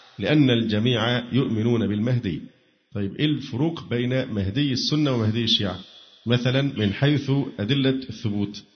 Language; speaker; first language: Arabic; native; Arabic